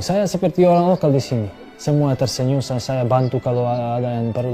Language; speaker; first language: Indonesian; non-native, fluent; Serbian